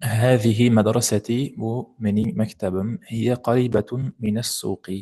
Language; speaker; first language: Arabic; non-native, fluent; Uzbek